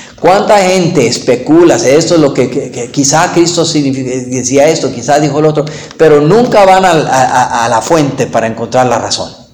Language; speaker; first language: Spanish; non-native, fluent; English